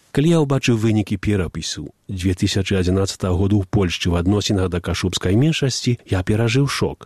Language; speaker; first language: Belarusian; early bilingual, heritage; Belarusian